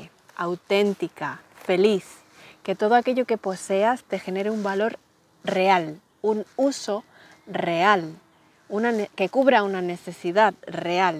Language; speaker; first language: Spanish; native; Spanish